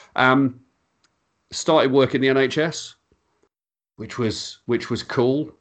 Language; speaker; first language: English; native; English